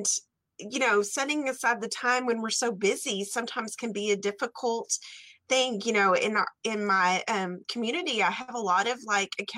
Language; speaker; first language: English; native; English